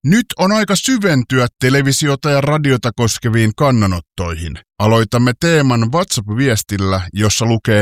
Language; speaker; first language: Finnish; native; Finnish